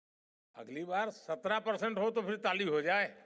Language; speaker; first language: Hindi; non-native, local second language; Gujarati